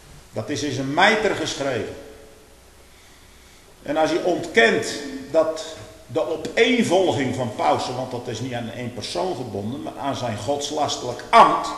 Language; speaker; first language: Dutch; native; Dutch